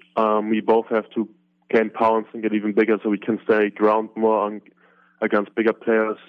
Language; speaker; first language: English; non-native, fluent; German